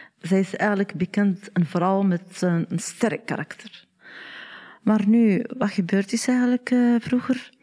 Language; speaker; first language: Dutch; non-native, learner; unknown